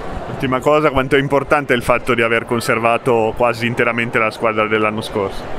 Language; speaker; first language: Italian; native; Italian